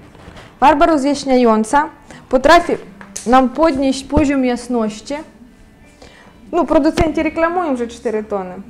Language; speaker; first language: Polish; non-native, fluent; Ukrainian